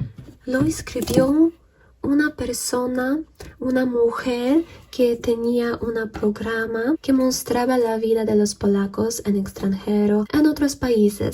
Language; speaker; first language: Spanish; non-native, fluent; Polish